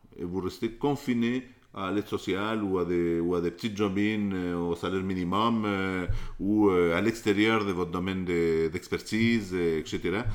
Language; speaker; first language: French; non-native, fluent; Spanish